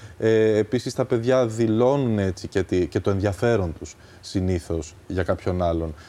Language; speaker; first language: Greek; early bilingual, other home language; Albanian